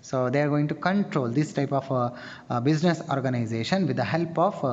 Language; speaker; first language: English; non-native, local second language; Kannada